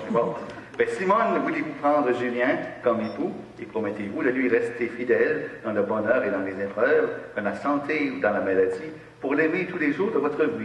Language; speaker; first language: French; native; French